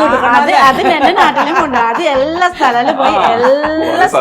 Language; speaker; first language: Malayalam; non-native, learner; Nepali